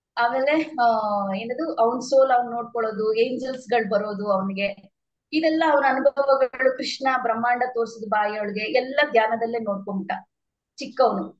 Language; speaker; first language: Kannada; native; Kannada